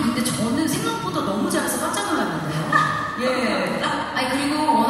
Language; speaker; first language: Korean; native; Korean